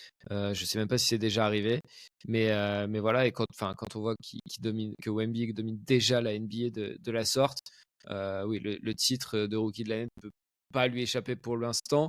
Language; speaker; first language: French; native; French